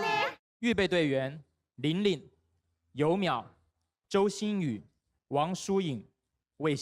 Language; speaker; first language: Chinese; native; Chinese